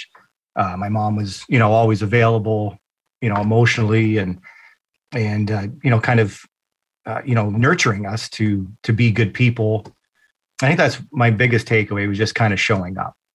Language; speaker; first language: English; native; English